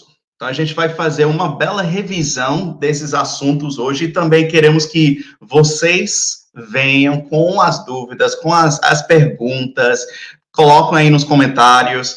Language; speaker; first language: Portuguese; non-native, fluent; English